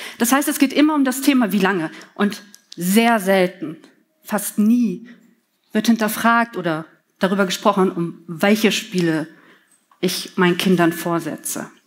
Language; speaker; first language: German; early bilingual, other home language; Polish